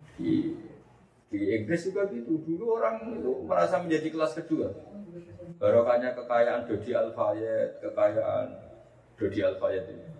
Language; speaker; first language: Indonesian; non-native, local second language; Javanese